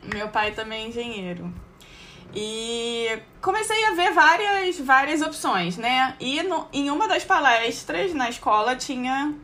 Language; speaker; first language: Portuguese; native; Portuguese